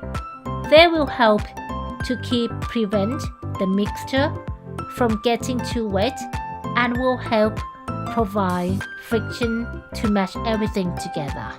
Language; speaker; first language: English; non-native, fluent; Thai